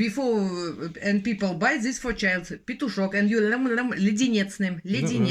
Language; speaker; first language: English; non-native, learner; Russian